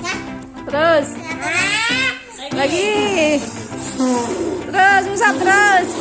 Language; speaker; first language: Indonesian; native; Indonesian